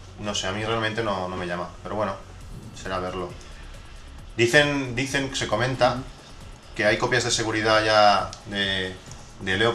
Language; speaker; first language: Spanish; native; Spanish